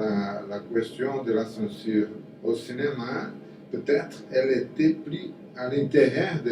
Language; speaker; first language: French; non-native, fluent; Portuguese